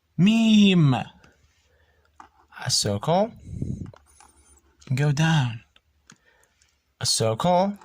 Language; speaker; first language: English; non-native, fluent; Arabic